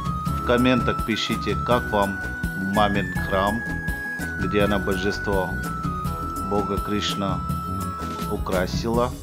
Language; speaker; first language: Russian; non-native, fluent; Hindi